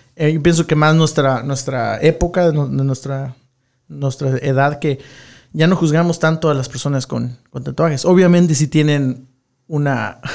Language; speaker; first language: Spanish; early bilingual, heritage; Spanish